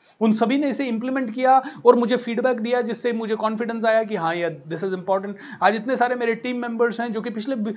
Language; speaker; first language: Hindi; native; Hindi